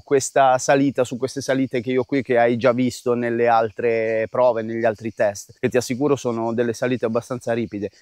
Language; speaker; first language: Italian; native; Italian